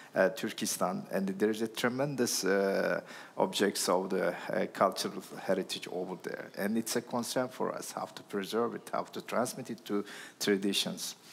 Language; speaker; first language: English; non-native, fluent; Turkish